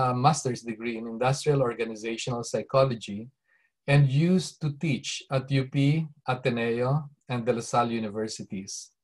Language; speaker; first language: English; non-native, local second language; Bikol